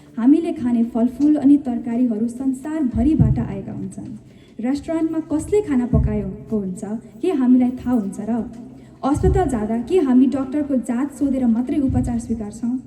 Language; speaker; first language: Nepali; early bilingual, heritage; Nepali